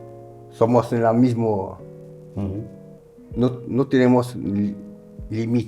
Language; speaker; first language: Spanish; non-native, learner; French